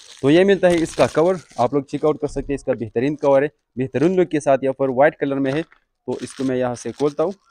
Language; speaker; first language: Urdu; non-native, local second language; Pashto